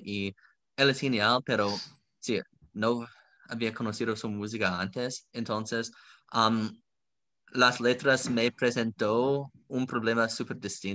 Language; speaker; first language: Spanish; non-native, fluent; English